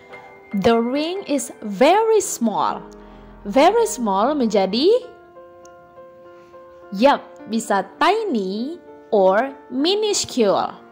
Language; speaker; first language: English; non-native, fluent; Indonesian